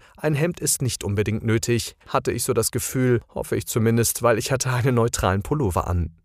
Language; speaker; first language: German; native; German